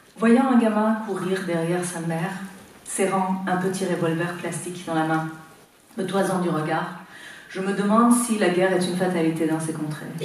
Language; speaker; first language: French; non-native, fluent; Persian